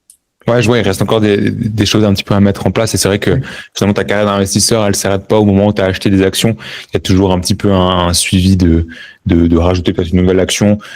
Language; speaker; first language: French; native; French